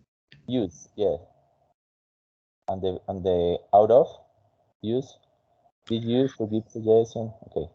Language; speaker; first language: English; non-native, fluent; Spanish